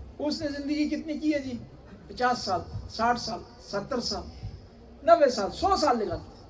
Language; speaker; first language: Urdu; non-native, local second language; Punjabi